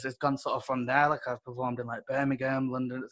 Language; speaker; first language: English; native; English